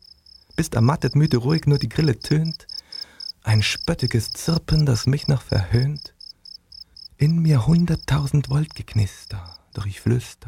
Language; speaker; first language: German; native; German